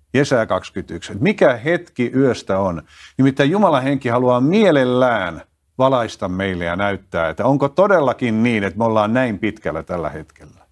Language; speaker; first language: Finnish; native; Finnish